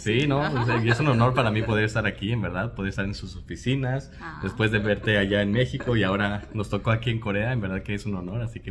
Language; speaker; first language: Spanish; native; Spanish